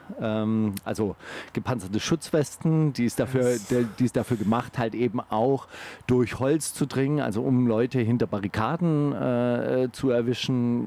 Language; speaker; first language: German; native; German